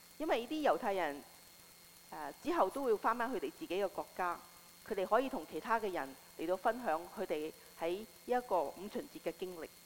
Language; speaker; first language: Chinese; non-native, local second language; Cantonese